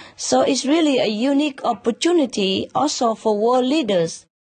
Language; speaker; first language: English; non-native, fluent; Vietnamese